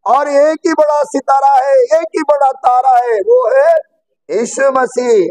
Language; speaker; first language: Hindi; non-native, local second language; Marathi